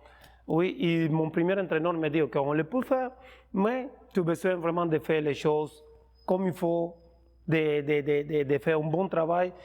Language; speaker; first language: French; non-native, fluent; Spanish